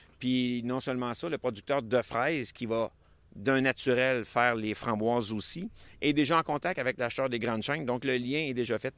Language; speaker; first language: French; native; French